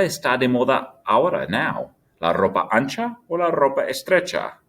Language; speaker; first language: Spanish; non-native, fluent; English